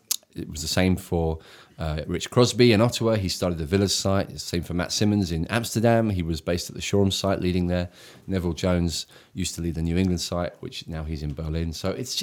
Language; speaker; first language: English; native; English